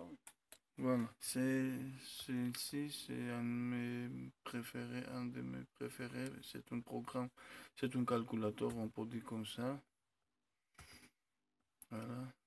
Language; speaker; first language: French; non-native, learner; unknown